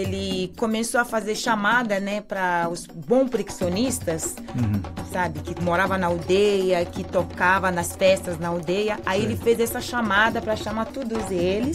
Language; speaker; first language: Portuguese; non-native, fluent; Mandingo